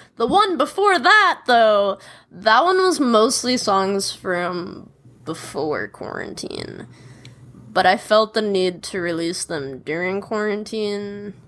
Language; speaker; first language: English; native; English